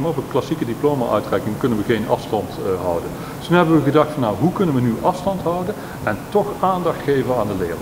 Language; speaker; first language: Dutch; native; Dutch